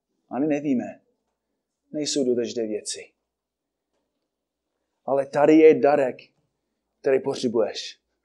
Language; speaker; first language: Czech; non-native, fluent; English